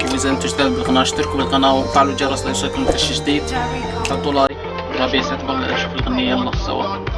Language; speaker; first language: Arabic; native; Arabic